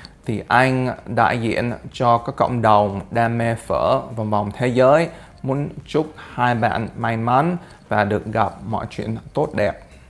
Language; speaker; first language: Vietnamese; early bilingual, heritage; Vietnamese